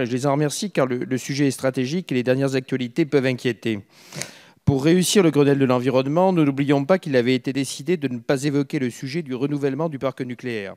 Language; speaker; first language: French; native; French